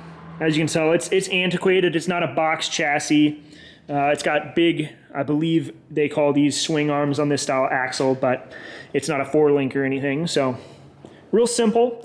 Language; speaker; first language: English; native; English